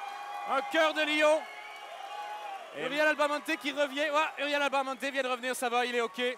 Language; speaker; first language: French; native; French